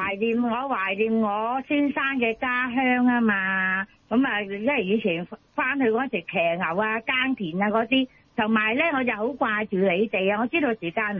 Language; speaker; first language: Cantonese; native; Cantonese